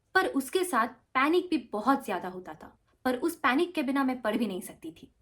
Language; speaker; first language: Hindi; non-native, local second language; Bangla